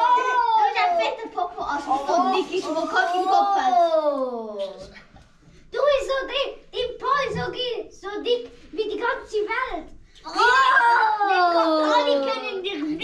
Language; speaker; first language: German; early bilingual, other home language; Korean